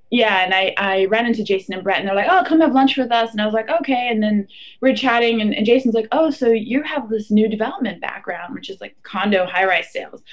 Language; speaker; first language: English; non-native, fluent; German